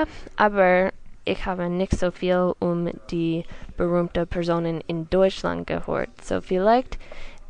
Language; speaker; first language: German; non-native, learner; English